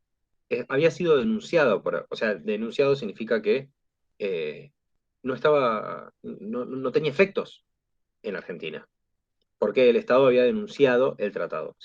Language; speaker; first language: Spanish; native; Spanish